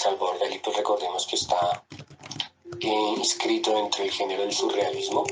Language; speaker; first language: Spanish; native; Spanish